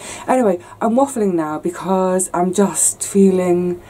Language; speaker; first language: English; native; English